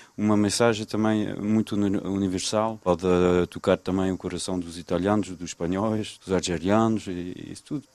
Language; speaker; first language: Portuguese; early bilingual, other home language; French